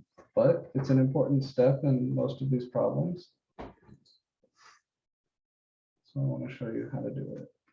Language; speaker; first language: English; native; English